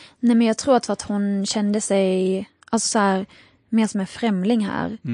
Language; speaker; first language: Swedish; early bilingual, other home language; Arabic